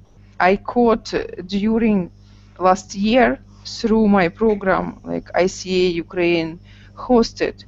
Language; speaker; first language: English; non-native, learner; Russian